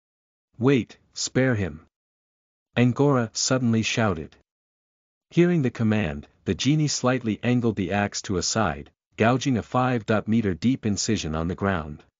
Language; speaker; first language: English; native; English